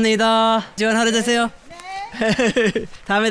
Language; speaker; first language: Korean; non-native, learner; English